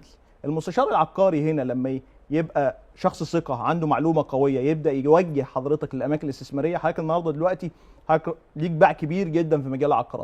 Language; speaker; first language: Arabic; native; Arabic